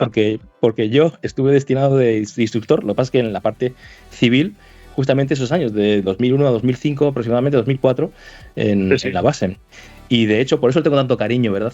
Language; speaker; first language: Spanish; native; Spanish